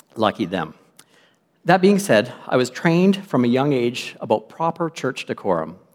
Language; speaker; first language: English; native; English